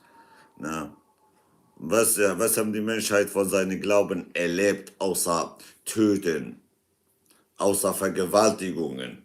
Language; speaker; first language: German; non-native, fluent; Kurdish